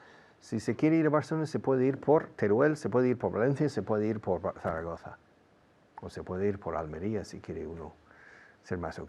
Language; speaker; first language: Spanish; non-native, fluent; English